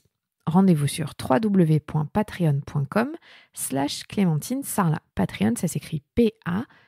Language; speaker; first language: French; native; French